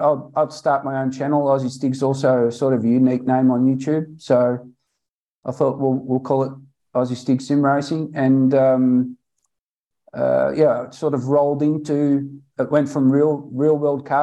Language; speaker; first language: English; native; English